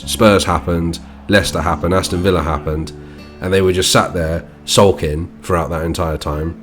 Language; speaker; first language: English; native; English